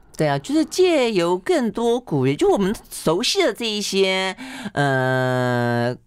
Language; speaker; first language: Chinese; native; Chinese